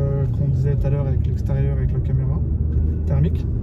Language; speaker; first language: French; native; French